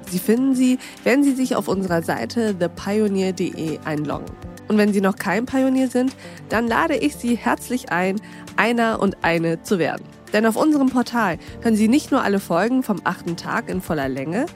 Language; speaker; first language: German; native; German